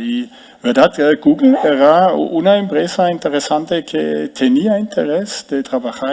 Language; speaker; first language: Spanish; non-native, fluent; German